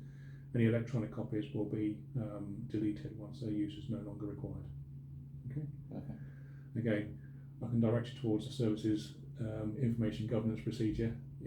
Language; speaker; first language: English; native; English